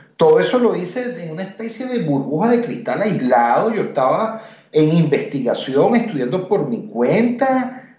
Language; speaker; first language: Spanish; native; Spanish